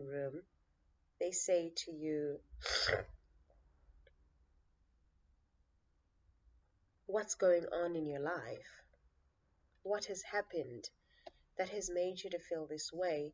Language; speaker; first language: English; non-native, local second language; Xhosa